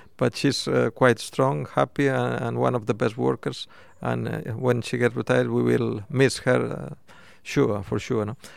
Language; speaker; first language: English; non-native, fluent; Spanish